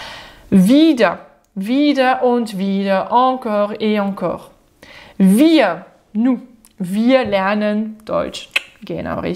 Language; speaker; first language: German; non-native, fluent; French